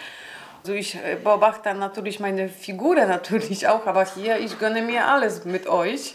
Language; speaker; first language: German; non-native, learner; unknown